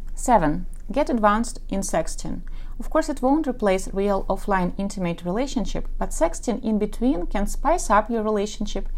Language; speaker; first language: English; non-native, fluent; Russian